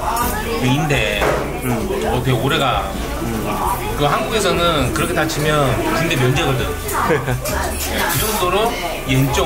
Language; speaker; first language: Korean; non-native, fluent; Chinese